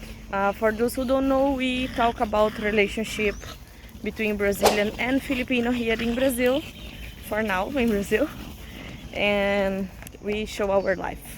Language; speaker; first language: English; non-native, learner; Portuguese